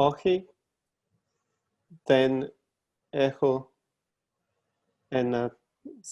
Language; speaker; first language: Greek; non-native, learner; English